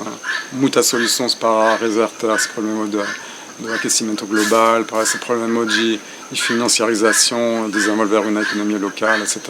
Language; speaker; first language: Portuguese; non-native, fluent; French